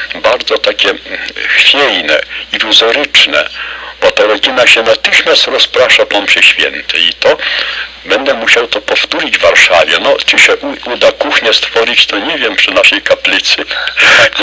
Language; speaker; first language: Polish; native; Polish